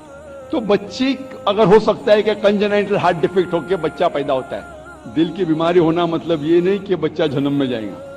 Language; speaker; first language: Hindi; non-native, local second language; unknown